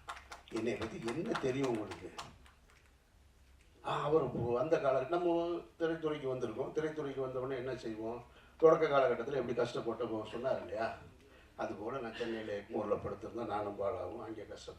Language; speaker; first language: Tamil; native; Tamil